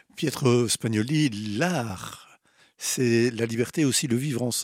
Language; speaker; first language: French; native; French